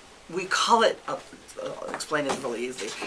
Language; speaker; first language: English; early bilingual, other home language; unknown